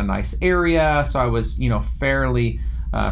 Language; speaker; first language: English; native; English